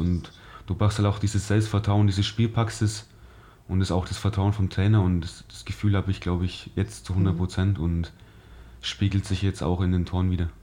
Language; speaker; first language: German; native; German